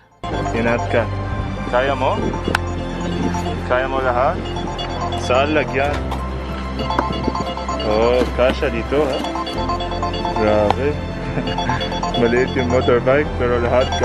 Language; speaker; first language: Filipino; non-native, learner; Arabic